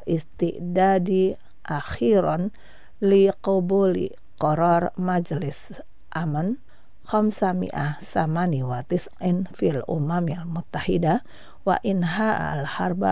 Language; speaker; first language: Arabic; non-native, fluent; Indonesian